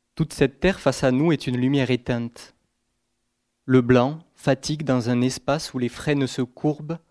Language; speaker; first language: French; native; French